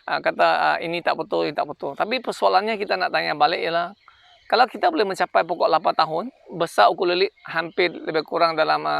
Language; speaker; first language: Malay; non-native, local second language; Chinese